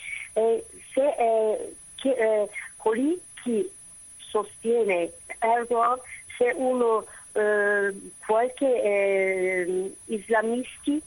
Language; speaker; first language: Italian; non-native, fluent; Turkish